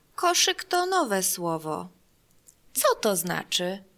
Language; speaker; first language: Polish; non-native, fluent; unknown